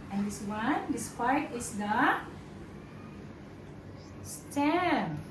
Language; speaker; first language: English; non-native, fluent; Filipino